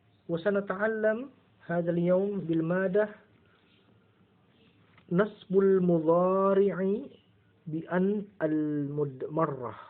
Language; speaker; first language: Arabic; non-native, fluent; Indonesian